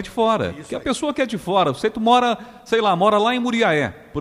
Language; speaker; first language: Portuguese; native; Portuguese